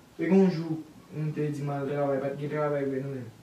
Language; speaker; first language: Haitian Creole; non-native, learner; English